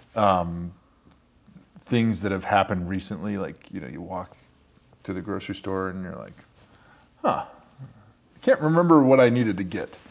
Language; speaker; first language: English; native; English